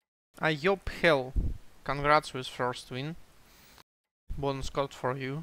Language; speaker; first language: English; non-native, learner; Russian